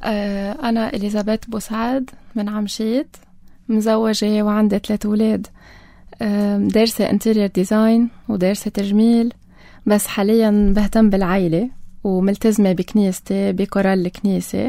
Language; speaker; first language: Arabic; native; Arabic